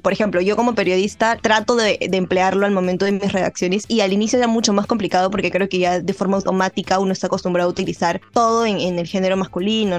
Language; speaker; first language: Spanish; native; Spanish